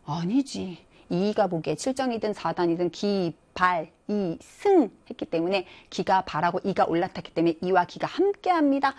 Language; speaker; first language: Korean; native; Korean